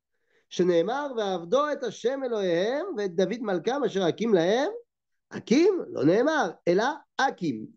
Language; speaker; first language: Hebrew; non-native, fluent; French